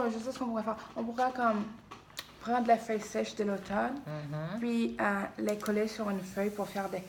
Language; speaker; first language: French; native; French